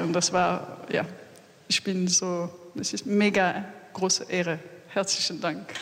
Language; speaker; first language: German; non-native, fluent; French